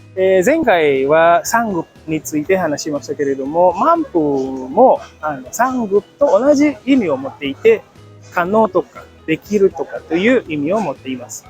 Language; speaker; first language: Japanese; non-native, fluent; Indonesian